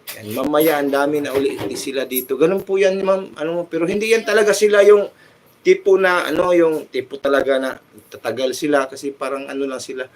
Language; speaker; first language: Filipino; non-native, local second language; Cebuano